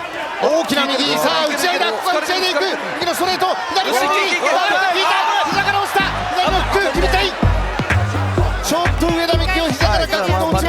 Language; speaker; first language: Japanese; native; Japanese